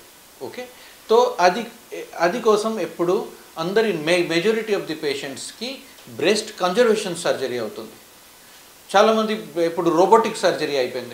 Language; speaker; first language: Telugu; non-native, fluent; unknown